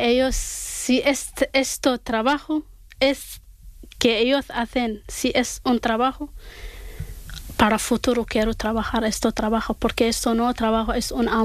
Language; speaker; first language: Spanish; non-native, learner; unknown